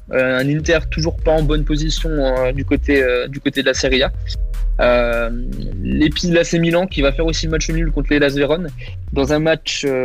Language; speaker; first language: French; native; French